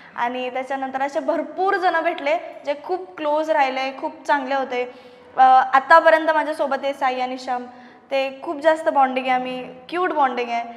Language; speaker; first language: Marathi; non-native, local second language; Malayalam